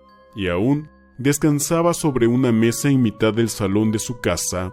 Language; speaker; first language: Spanish; native; Spanish